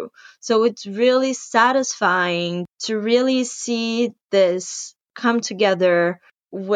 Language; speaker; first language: English; non-native, fluent; Portuguese